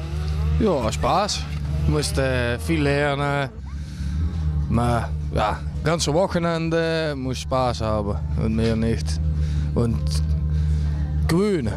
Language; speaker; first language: German; non-native, learner; Dutch